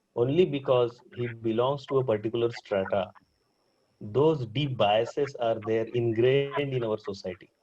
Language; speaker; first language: English; non-native, local second language; Marathi